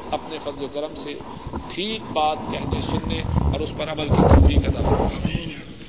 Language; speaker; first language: Urdu; non-native, local second language; Punjabi